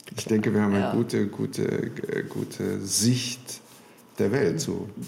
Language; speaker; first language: German; native; German